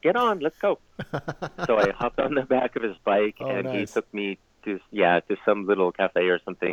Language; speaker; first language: English; native; English